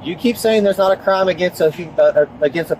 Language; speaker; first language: English; native; English